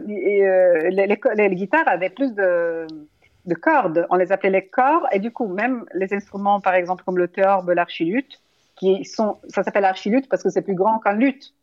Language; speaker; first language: French; non-native, fluent; Italian